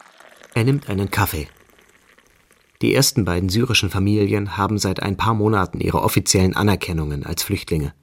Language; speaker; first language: German; native; German